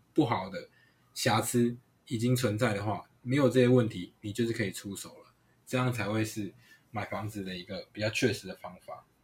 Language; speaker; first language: Chinese; non-native, local second language; Hakka Chinese